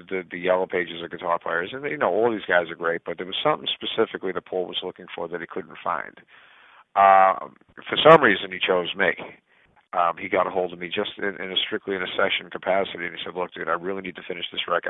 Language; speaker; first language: English; native; English